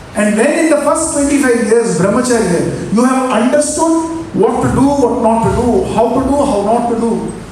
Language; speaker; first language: English; non-native, local second language; Hindi